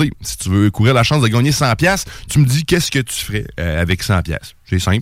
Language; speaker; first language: French; native; French